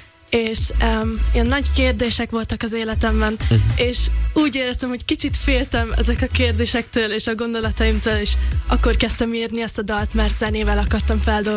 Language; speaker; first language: Hungarian; early bilingual, heritage; Hungarian